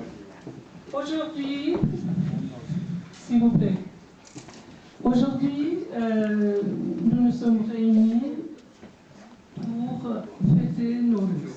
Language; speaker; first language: French; non-native, fluent; Persian